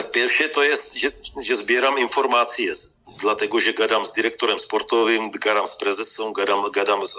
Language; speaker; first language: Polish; non-native, learner; Czech